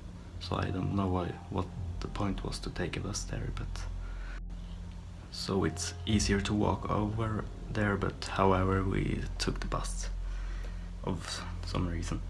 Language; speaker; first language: English; non-native, fluent; Swedish